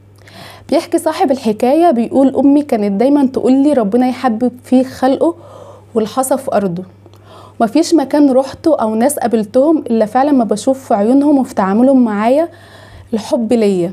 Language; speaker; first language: Arabic; native; Arabic